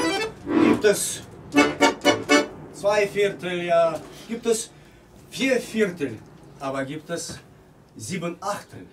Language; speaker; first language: German; non-native, learner; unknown